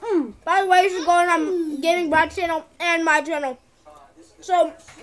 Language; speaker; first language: English; native; English